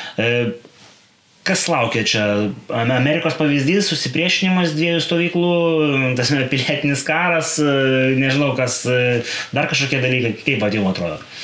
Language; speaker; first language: Lithuanian; native; Lithuanian